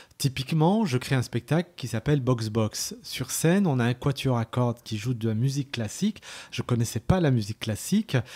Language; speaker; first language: French; early bilingual, other home language; Arabic